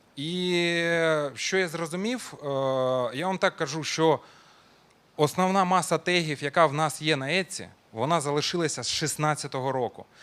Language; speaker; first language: Ukrainian; non-native, local second language; Russian